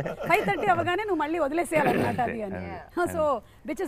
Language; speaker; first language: Telugu; native; Telugu